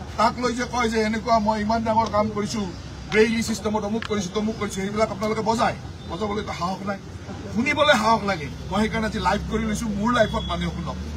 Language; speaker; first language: Assamese; native; Assamese